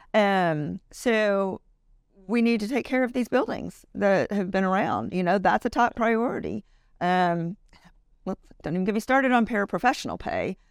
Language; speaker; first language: English; native; English